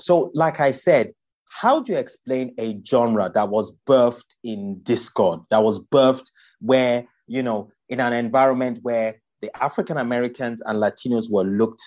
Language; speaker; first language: English; non-native, local second language; Yoruba